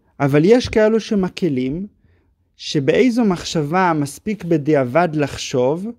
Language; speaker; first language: Hebrew; native; Hebrew